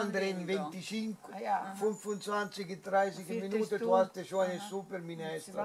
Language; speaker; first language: German; non-native, learner; Italian